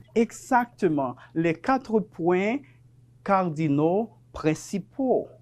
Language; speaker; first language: French; non-native, fluent; Spanish